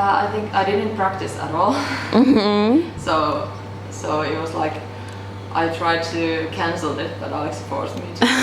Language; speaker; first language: English; non-native, fluent; Finnish